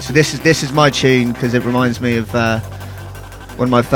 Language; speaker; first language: English; native; English